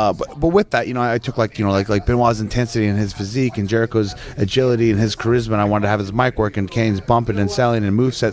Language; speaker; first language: English; native; English